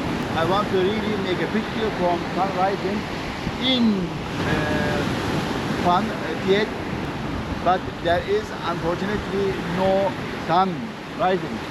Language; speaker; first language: English; non-native, learner; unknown